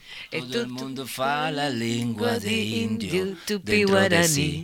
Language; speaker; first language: Portuguese; non-native, learner; Spanish